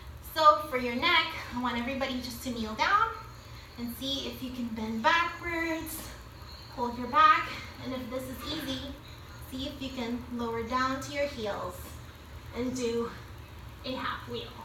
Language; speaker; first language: English; native; English